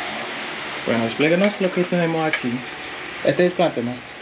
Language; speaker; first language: Spanish; non-native, learner; English